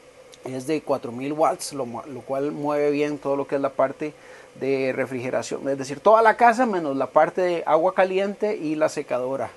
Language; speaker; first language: Spanish; native; Spanish